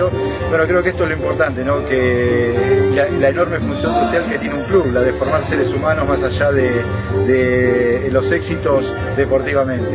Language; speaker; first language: Spanish; native; Spanish